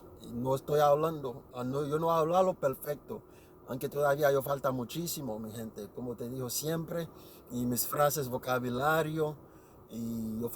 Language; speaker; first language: Spanish; non-native, learner; Haitian Creole